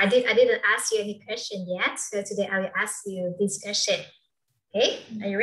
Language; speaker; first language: English; non-native, fluent; Vietnamese